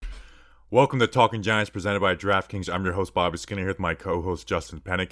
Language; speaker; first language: English; native; English